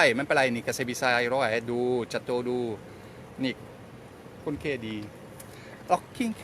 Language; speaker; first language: Thai; non-native, learner; French